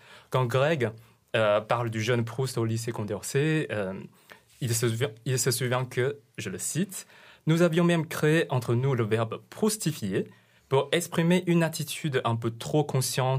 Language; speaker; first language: French; non-native, fluent; Chinese